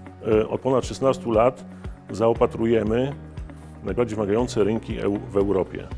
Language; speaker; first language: Polish; native; Polish